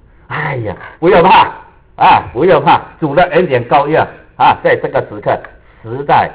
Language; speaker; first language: Chinese; native; Chinese